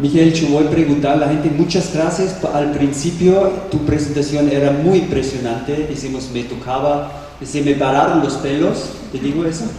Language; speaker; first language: Spanish; non-native, fluent; German